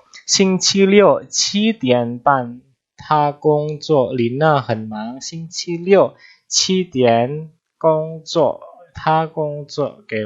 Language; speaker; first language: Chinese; non-native, fluent; Indonesian